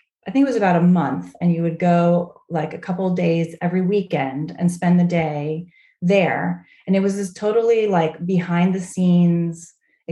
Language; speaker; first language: English; native; English